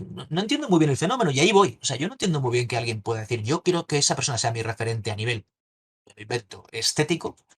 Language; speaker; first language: Spanish; native; Spanish